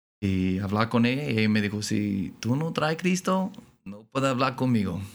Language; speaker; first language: Spanish; non-native, learner; English